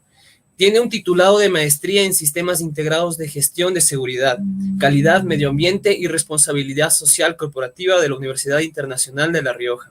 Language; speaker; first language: Spanish; native; Spanish